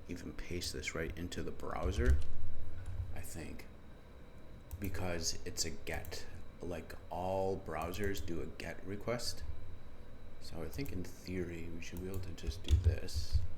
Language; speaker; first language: English; native; English